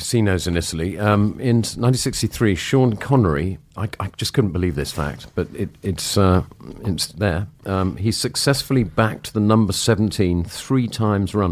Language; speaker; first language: English; native; English